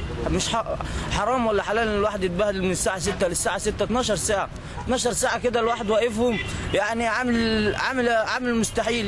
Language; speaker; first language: Arabic; native; Arabic